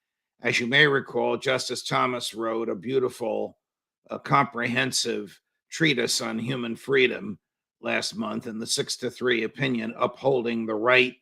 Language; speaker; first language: English; native; English